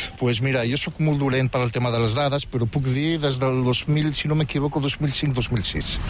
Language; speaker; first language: Catalan; non-native, fluent; Riffian